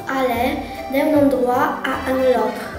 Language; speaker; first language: French; non-native, learner; Polish